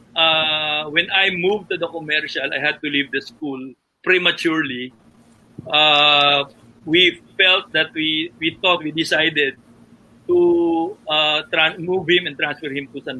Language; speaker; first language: English; non-native, local second language; Filipino